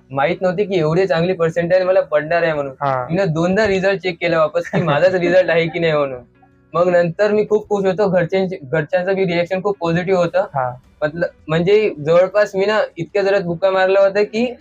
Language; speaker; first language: Marathi; native; Marathi